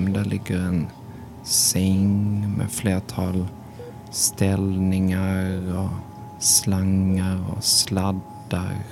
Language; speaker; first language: Swedish; native; Swedish